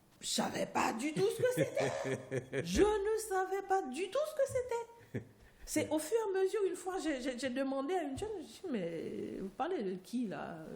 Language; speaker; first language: French; non-native, local second language; Haitian Creole